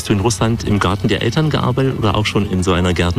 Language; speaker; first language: German; native; German